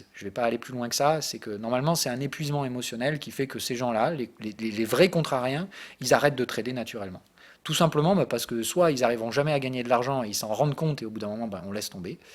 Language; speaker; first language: French; native; French